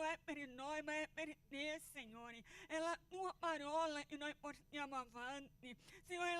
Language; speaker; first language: Italian; non-native, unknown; Portuguese